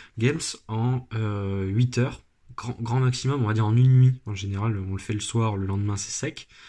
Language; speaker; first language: French; native; French